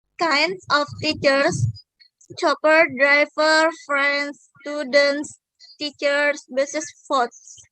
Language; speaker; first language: English; non-native, learner; Indonesian